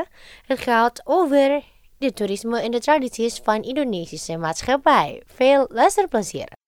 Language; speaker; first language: Dutch; non-native, fluent; Indonesian